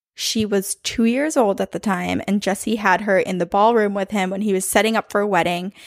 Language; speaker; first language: English; native; English